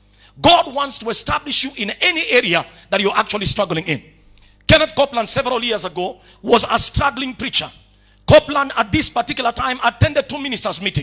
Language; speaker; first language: English; non-native, local second language; Swahili